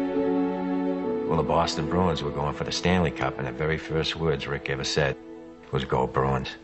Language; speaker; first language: English; native; English